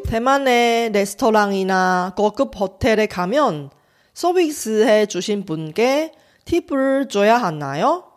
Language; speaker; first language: Korean; non-native, fluent; Chinese